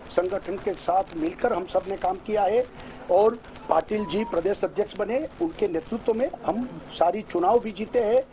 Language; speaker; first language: Hindi; non-native, local second language; Gujarati